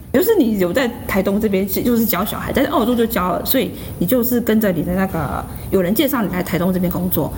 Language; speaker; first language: Chinese; native; Chinese